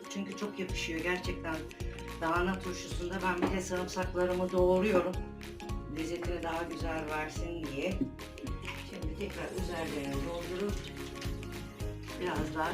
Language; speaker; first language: Turkish; native; Turkish